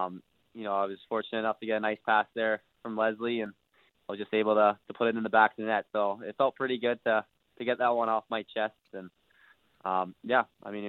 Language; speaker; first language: English; native; English